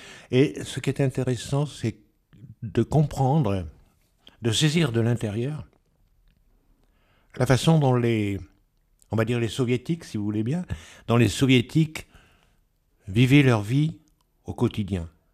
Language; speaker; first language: French; native; French